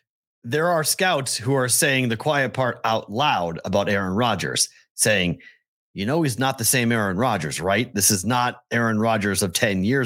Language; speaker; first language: English; native; English